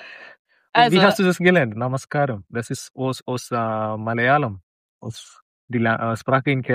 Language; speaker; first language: German; non-native, learner; Malayalam